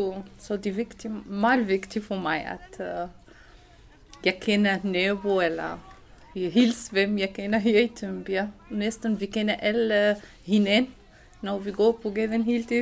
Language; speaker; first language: Danish; non-native, local second language; Arabic